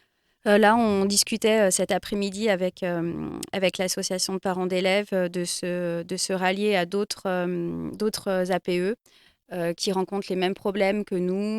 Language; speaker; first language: French; native; French